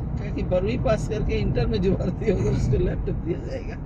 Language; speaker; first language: Hindi; native; Hindi